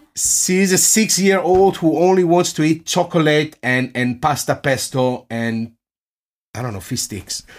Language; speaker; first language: English; non-native, fluent; Greek